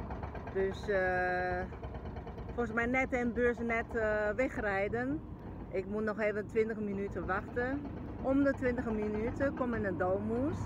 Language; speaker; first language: Dutch; non-native, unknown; Chinese